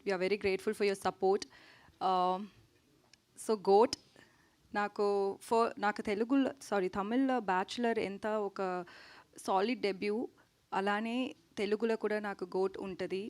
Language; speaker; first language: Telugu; non-native, local second language; Tamil